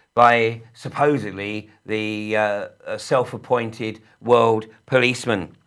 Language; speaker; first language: English; native; English